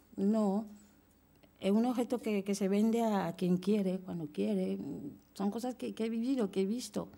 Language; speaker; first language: Spanish; non-native, fluent; French